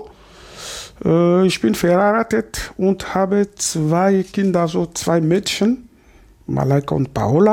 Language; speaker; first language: German; non-native, fluent; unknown